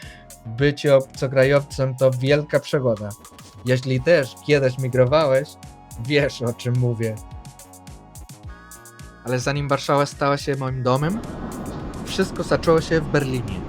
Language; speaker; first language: Polish; non-native, fluent; Spanish